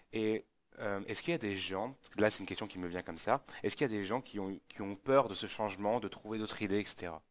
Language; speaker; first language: French; native; French